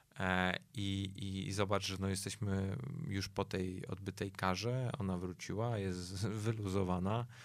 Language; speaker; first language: Polish; native; Polish